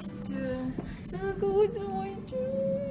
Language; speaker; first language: Russian; native; Russian